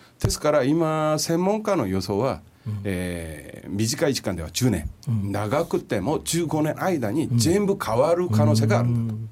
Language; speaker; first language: Japanese; non-native, fluent; Korean